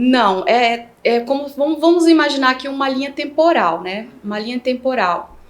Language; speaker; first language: Portuguese; native; Portuguese